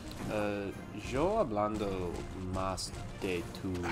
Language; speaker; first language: Spanish; non-native, learner; English